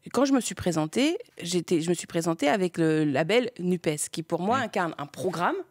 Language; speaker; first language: French; early bilingual, other home language; Spanish